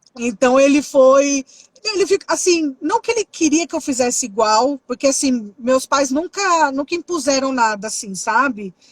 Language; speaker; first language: Portuguese; native; Portuguese